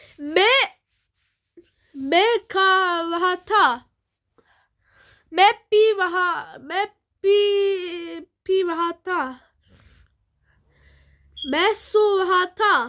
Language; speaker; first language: Hindi; early bilingual, heritage; Hindi